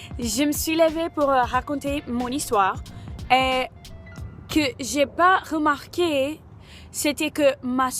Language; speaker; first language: French; non-native, fluent; English